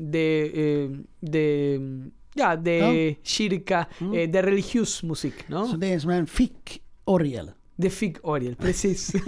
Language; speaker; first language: Swedish; non-native, learner; Spanish